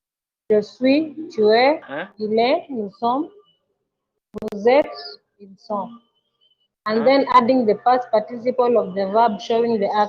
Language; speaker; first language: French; non-native, learner; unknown